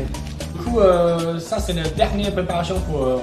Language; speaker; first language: French; non-native, learner; Chinese